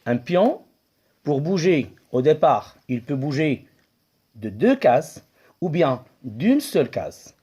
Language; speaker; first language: French; non-native, local second language; Arabic